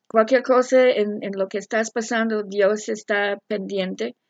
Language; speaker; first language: Spanish; non-native, fluent; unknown